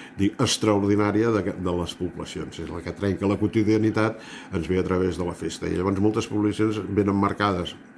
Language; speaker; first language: Catalan; native; Catalan